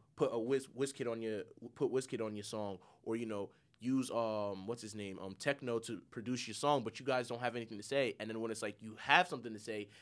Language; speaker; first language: English; early bilingual, other home language; Yoruba